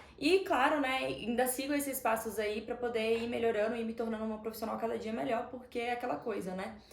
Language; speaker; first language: Portuguese; native; Portuguese